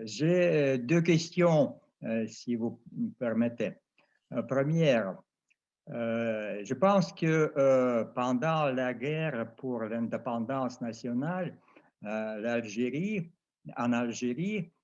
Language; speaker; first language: French; non-native, fluent; Russian